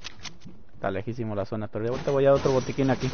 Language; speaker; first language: Spanish; native; Spanish